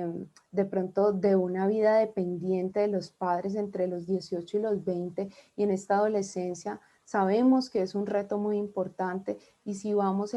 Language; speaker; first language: Spanish; native; Spanish